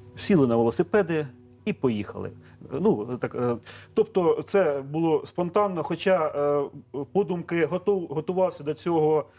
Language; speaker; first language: Ukrainian; native; Ukrainian